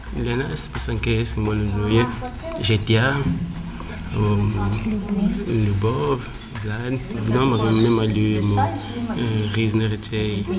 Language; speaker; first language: Ukrainian; non-native, learner; Portuguese